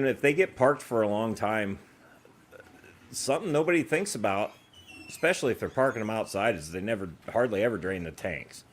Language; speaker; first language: English; native; English